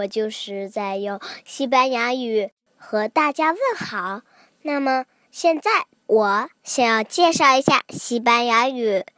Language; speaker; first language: Chinese; early bilingual, heritage; Chinese